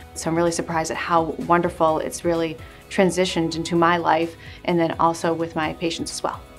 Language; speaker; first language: English; native; English